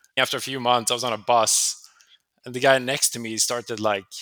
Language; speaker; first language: English; non-native, fluent; Swedish